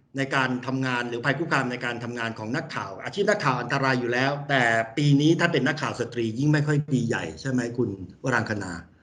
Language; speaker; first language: Thai; native; Thai